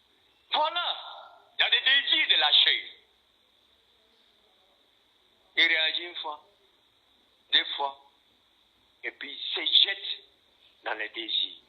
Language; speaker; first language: French; non-native, fluent; Korean